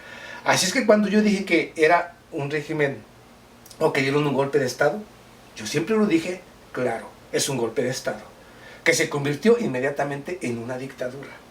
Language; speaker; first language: Spanish; native; Spanish